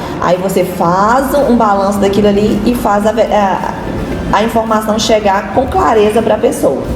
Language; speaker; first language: Portuguese; native; Portuguese